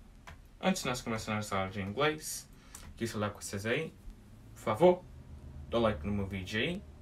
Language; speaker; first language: Portuguese; early bilingual, heritage; English